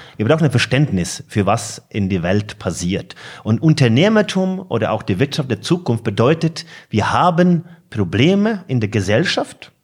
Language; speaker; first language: German; non-native, fluent; Norwegian